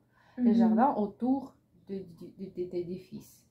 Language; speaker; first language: French; non-native, learner; Russian